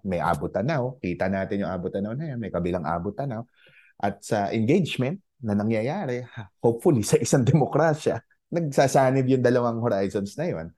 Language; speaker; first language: Filipino; native; Filipino